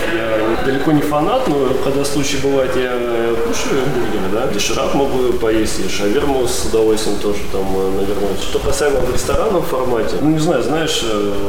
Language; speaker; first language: Russian; native; Russian